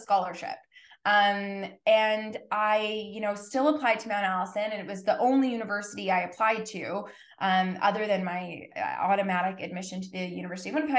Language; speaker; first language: English; native; English